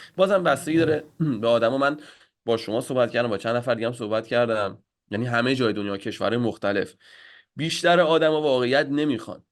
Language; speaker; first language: Persian; native; Persian